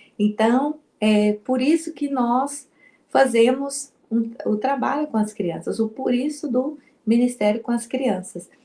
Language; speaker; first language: Portuguese; native; Portuguese